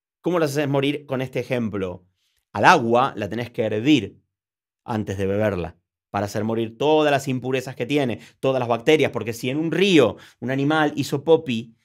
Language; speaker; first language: Spanish; native; Spanish